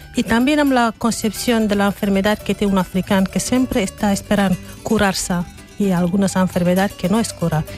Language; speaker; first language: Catalan; non-native, learner; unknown